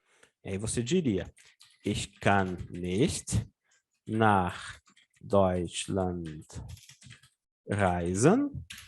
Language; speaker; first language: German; non-native, fluent; Portuguese